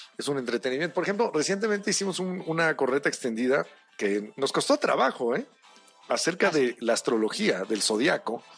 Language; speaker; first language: Spanish; native; Spanish